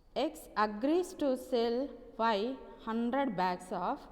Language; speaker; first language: English; non-native, local second language; Telugu